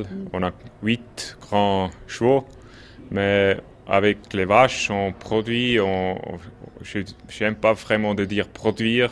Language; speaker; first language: French; non-native, local second language; German